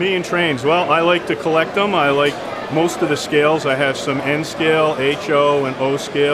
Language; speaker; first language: English; native; English